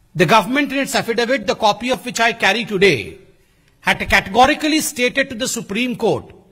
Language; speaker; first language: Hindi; non-native, local second language; Odia